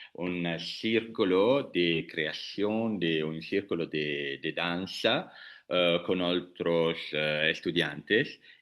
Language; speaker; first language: Spanish; non-native, learner; Italian